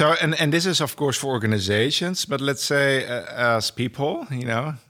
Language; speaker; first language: English; non-native, fluent; Dutch